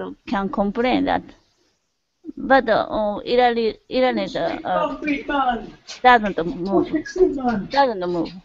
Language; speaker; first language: English; non-native, learner; Japanese